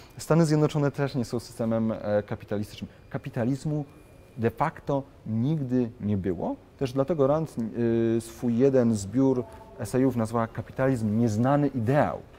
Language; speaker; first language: Polish; native; Polish